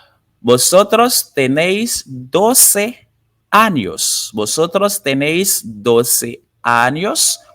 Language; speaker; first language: Spanish; non-native, fluent; Haitian Creole